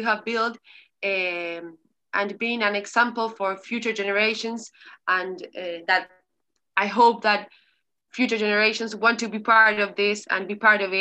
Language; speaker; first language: English; non-native, learner; Spanish